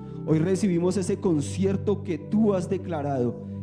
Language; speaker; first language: Spanish; native; Spanish